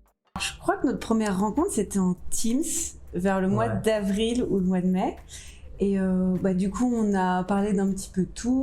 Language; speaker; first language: French; native; French